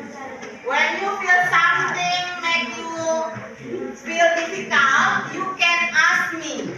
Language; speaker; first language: English; non-native, learner; Indonesian